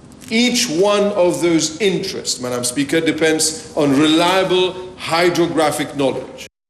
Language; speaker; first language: English; non-native, local second language; Morisyen